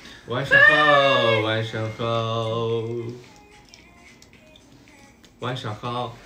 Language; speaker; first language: Chinese; native; Chinese